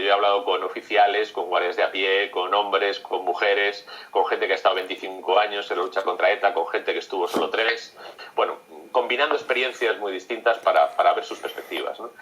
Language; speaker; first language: Spanish; native; Spanish